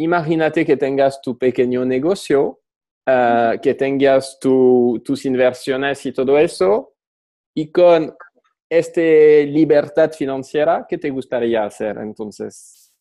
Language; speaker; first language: Spanish; non-native, fluent; French